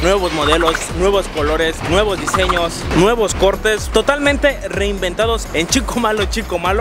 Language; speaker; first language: Spanish; native; Spanish